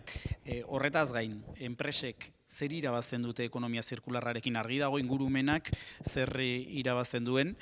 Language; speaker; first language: Basque; native; Basque